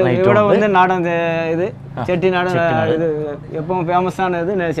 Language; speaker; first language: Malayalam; non-native, learner; Tamil